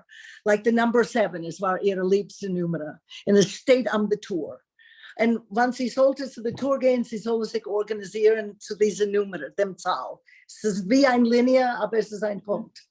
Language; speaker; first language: German; non-native, learner; English